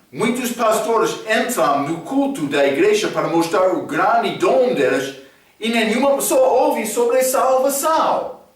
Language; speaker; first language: Portuguese; non-native, fluent; English